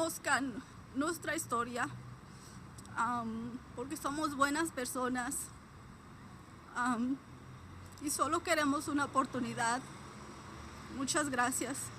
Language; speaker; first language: Spanish; early bilingual, heritage; Spanish